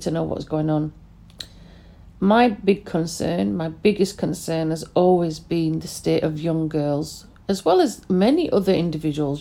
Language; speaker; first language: English; non-native, local second language; Pashto